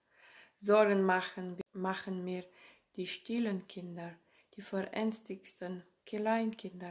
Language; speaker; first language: German; non-native, fluent; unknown